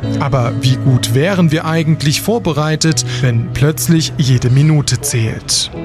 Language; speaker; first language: German; native; German